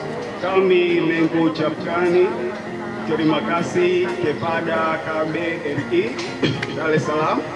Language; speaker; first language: Indonesian; non-native, learner; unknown